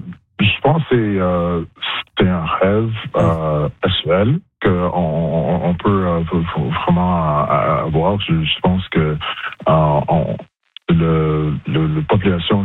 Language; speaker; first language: French; non-native, local second language; English